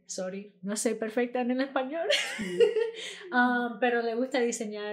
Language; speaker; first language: Spanish; early bilingual, heritage; Spanish